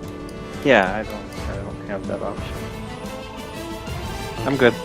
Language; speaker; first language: English; native; English